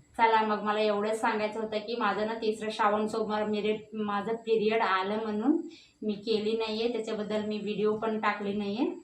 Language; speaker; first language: Marathi; non-native, local second language; Hindi